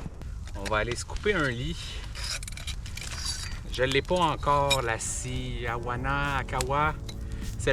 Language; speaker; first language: French; native; French